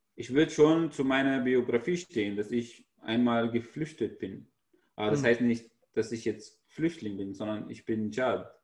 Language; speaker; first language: German; non-native, fluent; Arabic